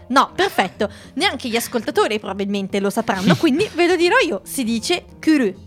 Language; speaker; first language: Italian; native; Italian